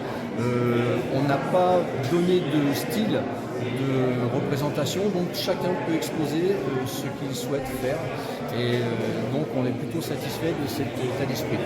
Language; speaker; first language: French; native; French